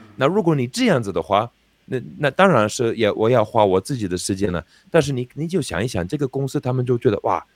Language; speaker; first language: Chinese; non-native, fluent; English